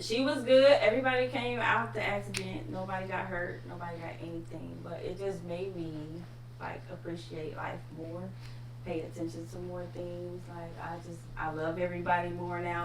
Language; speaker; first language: English; native; English